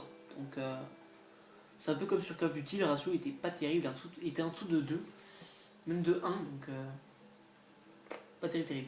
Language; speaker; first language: French; native; French